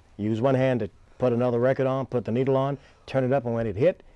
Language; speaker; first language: English; native; English